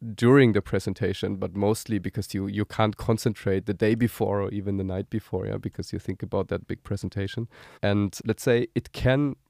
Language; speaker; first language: English; non-native, fluent; German